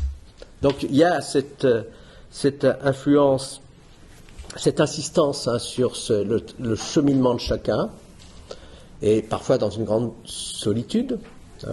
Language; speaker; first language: French; native; French